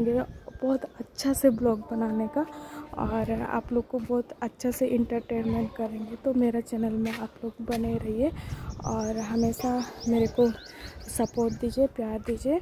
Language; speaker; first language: Hindi; non-native, local second language; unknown